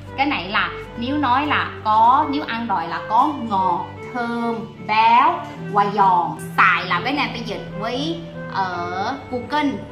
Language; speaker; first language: Vietnamese; non-native, learner; Thai